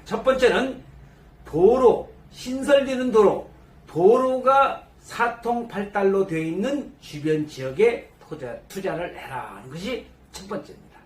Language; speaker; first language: Korean; native; Korean